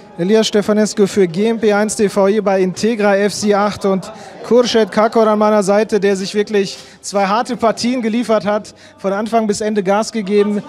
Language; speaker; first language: German; native; German